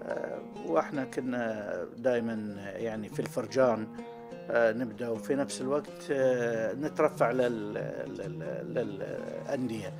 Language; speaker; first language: Arabic; native; Arabic